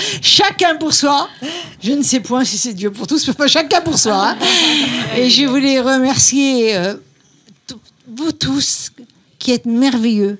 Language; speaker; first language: French; native; French